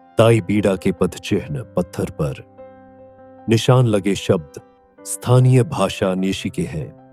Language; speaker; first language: Hindi; non-native, local second language; Nyishi